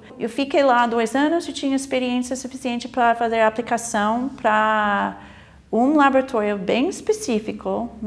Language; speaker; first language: Portuguese; non-native, fluent; English